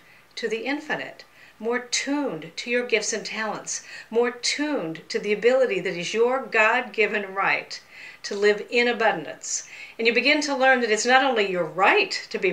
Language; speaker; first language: English; native; English